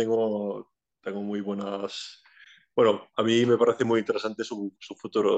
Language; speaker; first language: Spanish; non-native, fluent; Icelandic